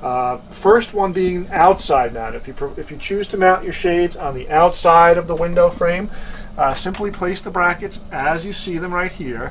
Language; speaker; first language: English; native; English